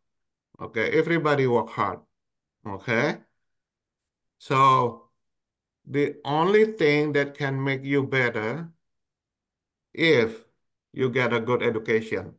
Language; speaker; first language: English; non-native, local second language; Indonesian